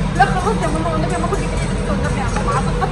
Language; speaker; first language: Arabic; native; Arabic